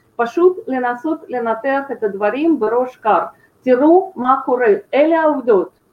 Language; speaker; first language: Hebrew; non-native, fluent; Russian